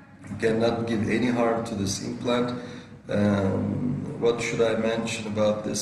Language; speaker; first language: English; non-native, fluent; Turkish